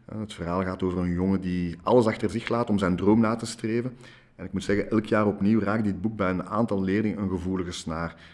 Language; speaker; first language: Dutch; non-native, local second language; French